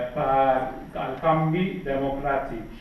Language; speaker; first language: Catalan; non-native, fluent; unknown